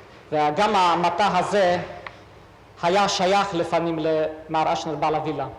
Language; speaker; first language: Hebrew; non-native, fluent; Hungarian